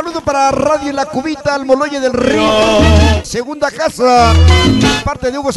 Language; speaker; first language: Spanish; native; Spanish